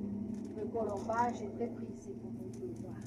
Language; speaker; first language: French; non-native, fluent; Romanian